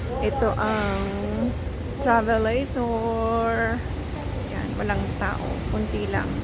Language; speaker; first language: Filipino; native; Filipino